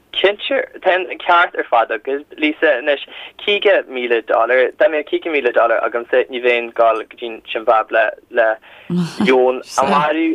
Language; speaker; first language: Irish; native; Irish